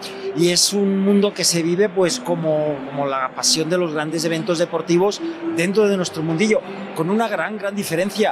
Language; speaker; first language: Spanish; native; Spanish